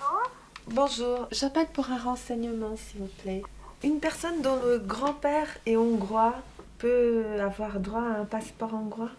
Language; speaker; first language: French; non-native, fluent; Portuguese